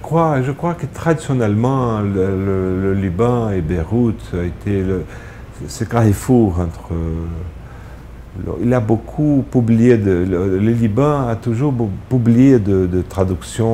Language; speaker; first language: French; non-native, fluent; Portuguese